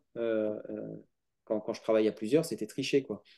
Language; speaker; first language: French; native; French